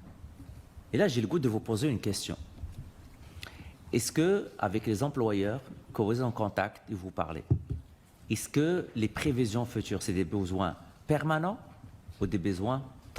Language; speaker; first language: French; native; French